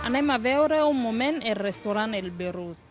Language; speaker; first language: Catalan; non-native, fluent; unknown